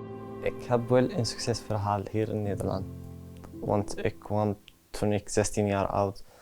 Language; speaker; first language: Dutch; early bilingual, other home language; Arabic